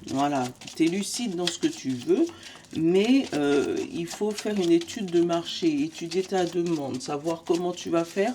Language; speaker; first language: French; native; French